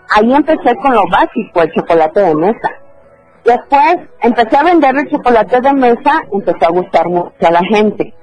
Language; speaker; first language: Spanish; native; Spanish